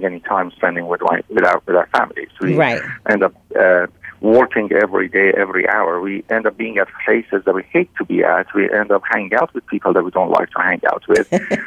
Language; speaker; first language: English; non-native, fluent; Persian